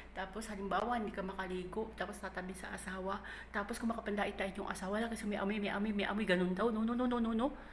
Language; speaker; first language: Filipino; non-native, local second language; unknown